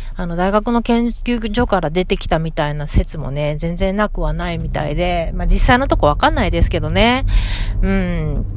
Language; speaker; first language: Japanese; native; Japanese